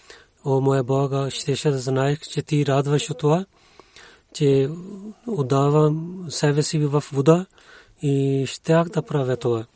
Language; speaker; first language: Bulgarian; non-native, learner; Urdu